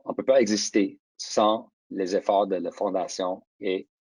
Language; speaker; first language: French; non-native, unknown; English